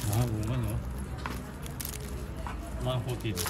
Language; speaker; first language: Filipino; non-native, learner; Japanese